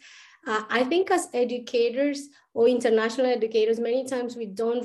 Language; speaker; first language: English; non-native, fluent; Spanish